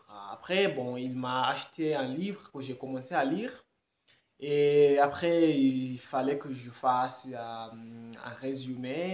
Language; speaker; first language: French; non-native, fluent; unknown